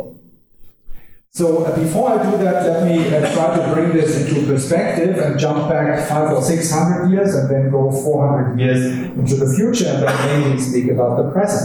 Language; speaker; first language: English; non-native, fluent; German